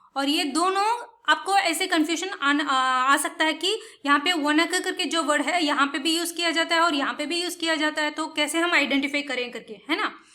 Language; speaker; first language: Hindi; non-native, local second language; Tamil